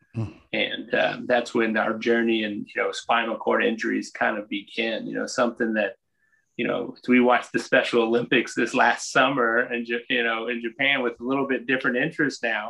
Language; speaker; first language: English; native; English